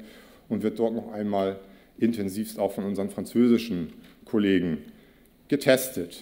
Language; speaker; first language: German; native; German